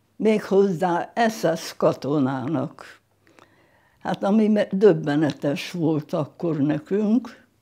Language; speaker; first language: Hungarian; non-native, local second language; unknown